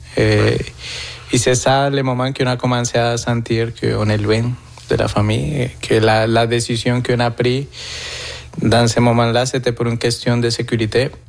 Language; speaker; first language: French; non-native, fluent; Spanish